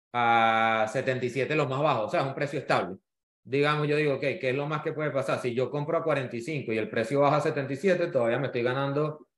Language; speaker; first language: Spanish; native; Spanish